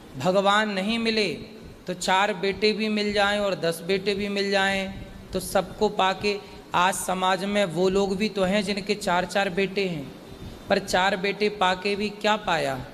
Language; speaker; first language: Hindi; native; Hindi